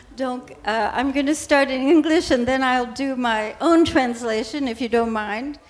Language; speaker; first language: English; native; English